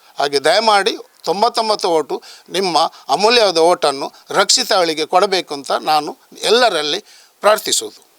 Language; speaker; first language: Kannada; non-native, local second language; Tulu